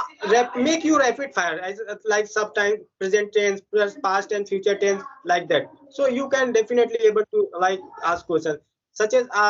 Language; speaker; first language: English; non-native, local second language; Hindi